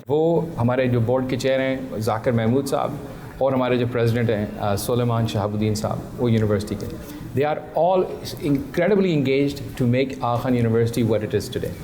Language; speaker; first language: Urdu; early bilingual, heritage; Urdu